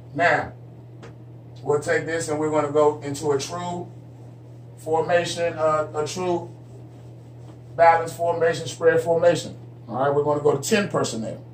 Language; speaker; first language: English; native; English